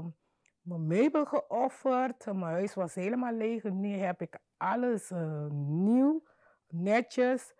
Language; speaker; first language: Dutch; non-native, fluent; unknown